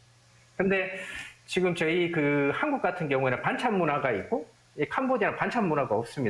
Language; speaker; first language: Korean; native; Korean